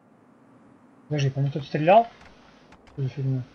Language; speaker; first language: Russian; native; Russian